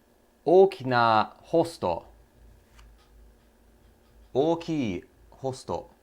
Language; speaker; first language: Japanese; non-native, learner; English